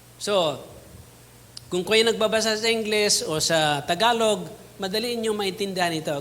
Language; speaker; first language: Filipino; non-native, local second language; Cebuano